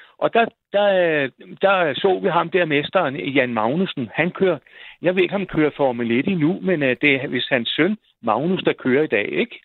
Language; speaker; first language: Danish; native; Danish